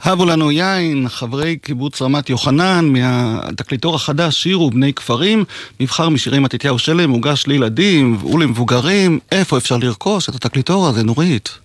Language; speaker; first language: Hebrew; native; Hebrew